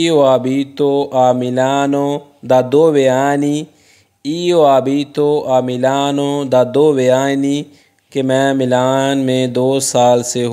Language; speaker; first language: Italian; non-native, fluent; Punjabi